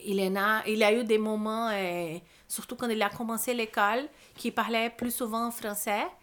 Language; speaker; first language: French; non-native, fluent; Portuguese